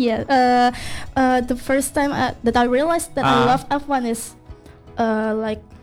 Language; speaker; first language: English; non-native, learner; Indonesian